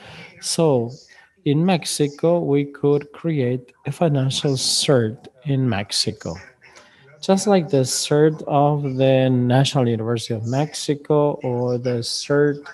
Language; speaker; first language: English; non-native, fluent; Spanish